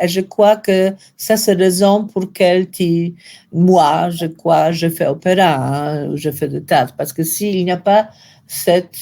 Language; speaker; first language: French; non-native, fluent; Polish